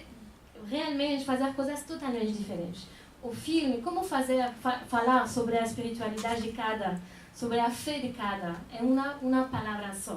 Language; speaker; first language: Portuguese; non-native, fluent; French